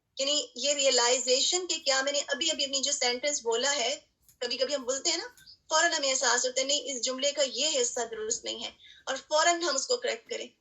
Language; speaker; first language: Urdu; native; Urdu